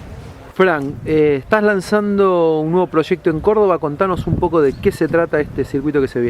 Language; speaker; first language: Spanish; native; Spanish